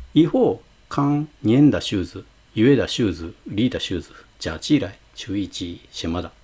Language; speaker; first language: Chinese; non-native, fluent; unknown